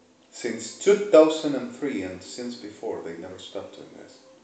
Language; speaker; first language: English; non-native, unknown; Spanish